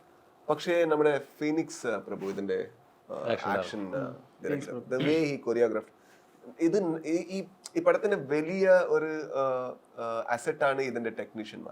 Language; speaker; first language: Malayalam; non-native, learner; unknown